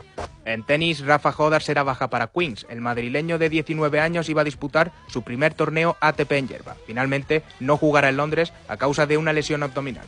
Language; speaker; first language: Spanish; native; Spanish